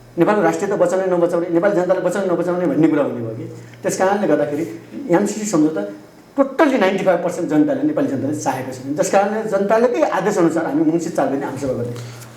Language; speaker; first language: Nepali; native; Nepali